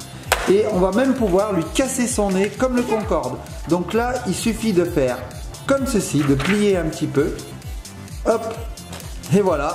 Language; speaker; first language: French; native; French